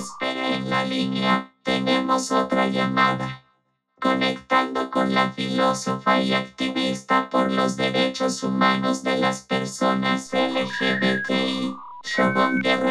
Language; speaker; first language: Spanish; native; Spanish